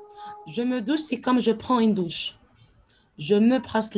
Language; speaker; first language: French; non-native, fluent; Arabic